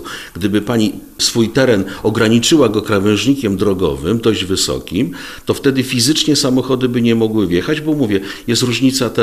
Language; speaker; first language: Polish; native; Polish